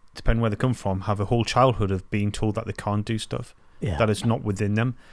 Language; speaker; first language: English; native; English